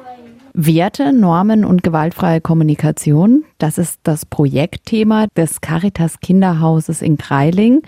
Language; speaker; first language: German; native; German